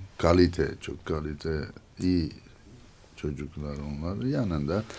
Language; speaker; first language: Turkish; non-native, learner; Armenian